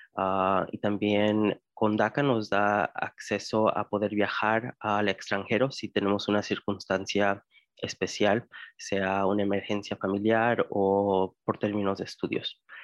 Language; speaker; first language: Spanish; early bilingual, heritage; Spanish